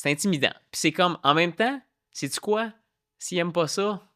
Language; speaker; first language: French; native; French